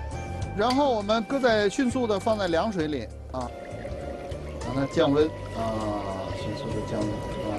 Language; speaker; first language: Chinese; native; Chinese